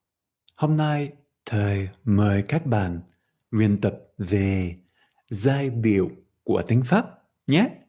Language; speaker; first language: Vietnamese; non-native, learner; French